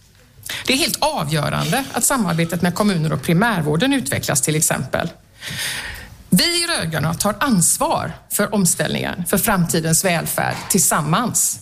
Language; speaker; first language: Swedish; native; Swedish